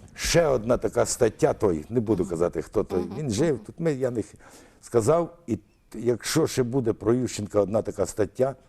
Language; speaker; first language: Ukrainian; early bilingual, other home language; Russian